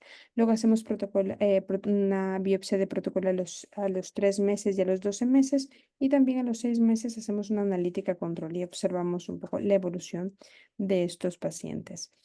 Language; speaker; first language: Spanish; native; Spanish